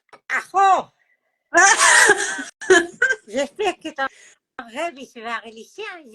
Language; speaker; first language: French; non-native, fluent; Spanish